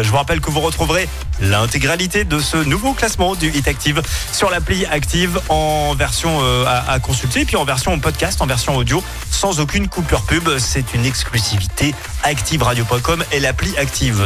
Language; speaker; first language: French; native; French